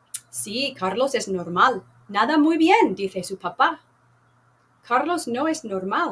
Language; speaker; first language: Spanish; non-native, fluent; English